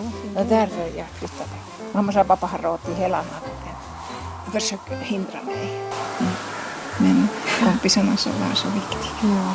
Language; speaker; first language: Swedish; non-native, learner; Finnish